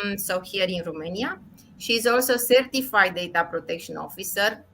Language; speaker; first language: English; non-native, fluent; Romanian